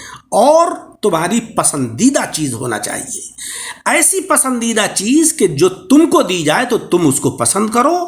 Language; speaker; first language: Urdu; native; Urdu